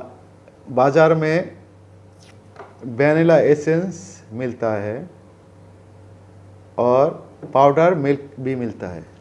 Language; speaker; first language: Hindi; non-native, learner; Bangla